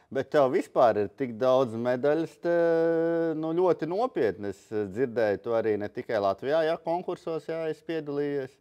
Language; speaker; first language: Latvian; native; Latvian